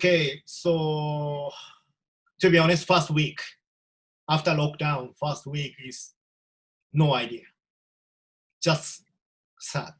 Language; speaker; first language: English; non-native, learner; Japanese